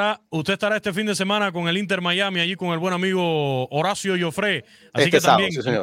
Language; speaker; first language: Spanish; native; Spanish